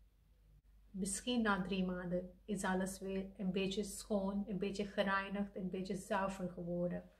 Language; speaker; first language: Dutch; non-native, fluent; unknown